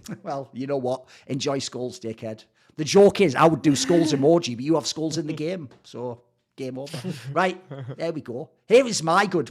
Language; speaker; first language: English; native; English